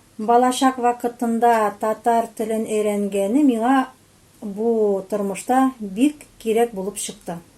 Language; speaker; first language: Tatar; non-native, local second language; Chuvash